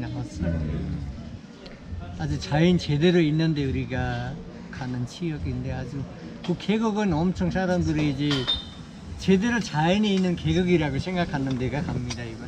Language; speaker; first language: Korean; non-native, fluent; Nepali